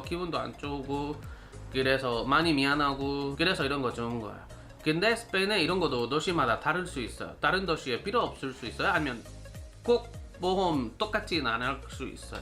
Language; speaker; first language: Korean; non-native, learner; Spanish